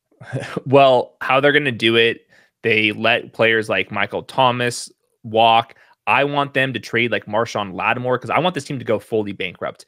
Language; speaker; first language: English; native; English